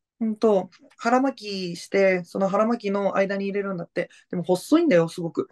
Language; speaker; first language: Japanese; native; Japanese